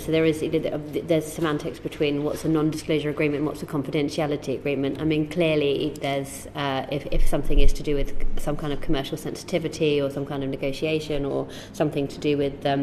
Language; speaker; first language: English; native; English